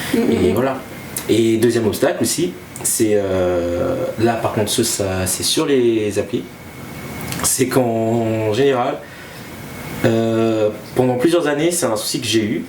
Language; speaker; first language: French; native; French